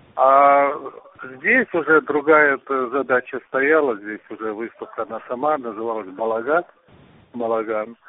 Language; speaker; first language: Russian; non-native, local second language; Uzbek